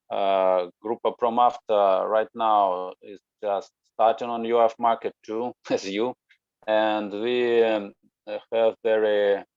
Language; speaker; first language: English; non-native, learner; Russian